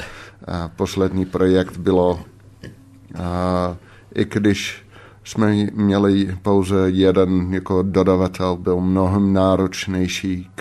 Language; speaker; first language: Czech; non-native, fluent; Dutch